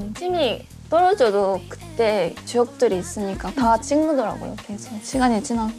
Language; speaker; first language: Korean; non-native, fluent; Japanese